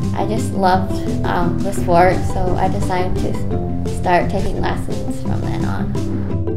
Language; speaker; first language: English; native; English